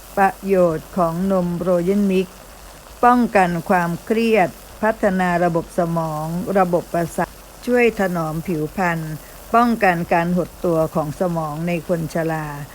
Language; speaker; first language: Thai; native; Thai